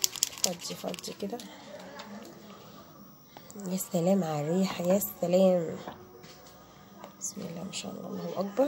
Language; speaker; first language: Arabic; native; Arabic